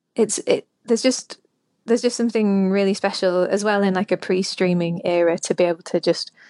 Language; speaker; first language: English; native; English